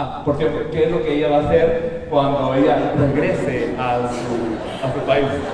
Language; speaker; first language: Spanish; native; Spanish